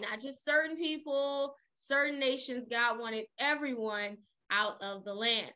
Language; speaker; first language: English; native; English